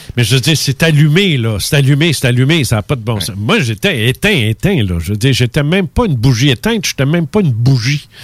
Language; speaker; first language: French; early bilingual, other home language; Spanish